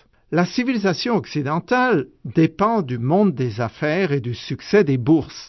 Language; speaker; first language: French; native; French